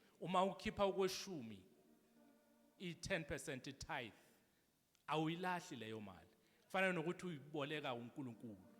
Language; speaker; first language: Zulu; native; Zulu